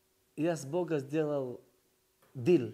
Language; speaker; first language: Russian; early bilingual, heritage; Russian